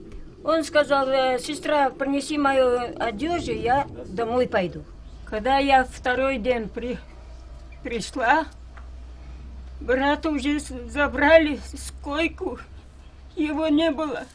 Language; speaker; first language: Russian; non-native, local second language; Crimean Tatar